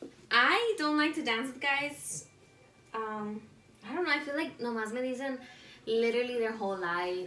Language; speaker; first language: English; early bilingual, other home language; Spanish